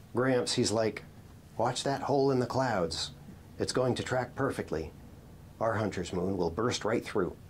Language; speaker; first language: English; native; English